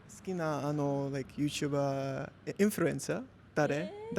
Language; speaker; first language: Japanese; non-native, learner; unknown